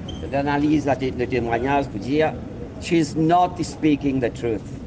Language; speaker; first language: English; non-native, local second language; Morisyen